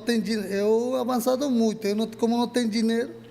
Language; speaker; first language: Portuguese; non-native, learner; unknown